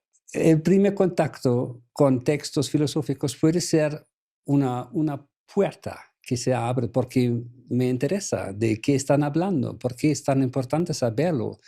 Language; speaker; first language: Spanish; non-native, fluent; German